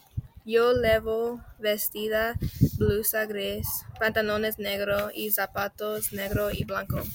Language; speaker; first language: Spanish; non-native, learner; English